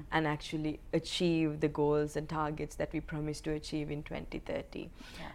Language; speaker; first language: English; non-native, local second language; Sinhala